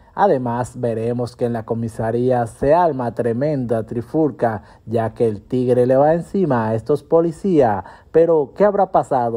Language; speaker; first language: Spanish; native; Spanish